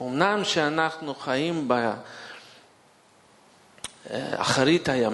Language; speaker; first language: Hebrew; non-native, fluent; Russian